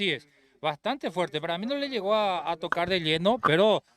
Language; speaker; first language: Spanish; native; Spanish